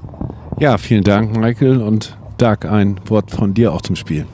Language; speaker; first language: German; native; German